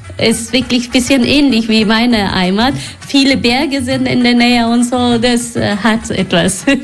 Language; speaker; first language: German; non-native, learner; Persian